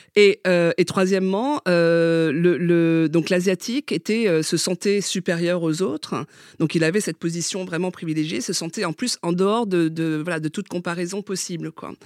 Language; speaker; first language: French; early bilingual, other home language; Vietnamese